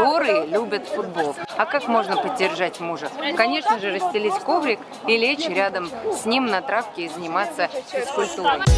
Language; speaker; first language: Russian; native; Russian